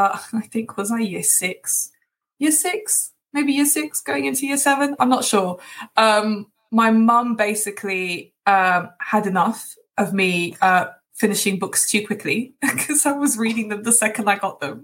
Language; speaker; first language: English; early bilingual, other home language; Portuguese